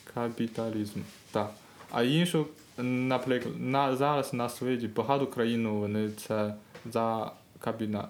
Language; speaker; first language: Ukrainian; non-native, learner; Chinese